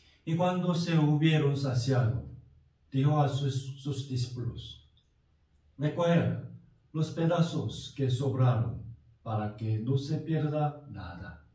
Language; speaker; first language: Spanish; non-native, fluent; Korean